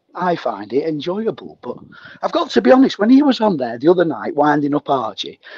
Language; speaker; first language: English; native; English